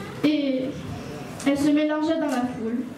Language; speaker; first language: French; early bilingual, other home language; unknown